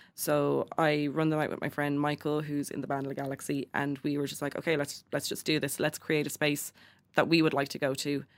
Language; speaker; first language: English; native; English